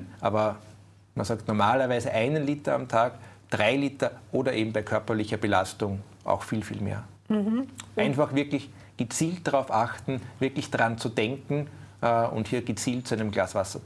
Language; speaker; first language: German; native; German